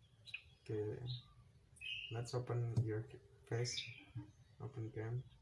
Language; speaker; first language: English; non-native, learner; Indonesian